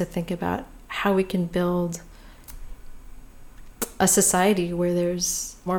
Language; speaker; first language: English; native; English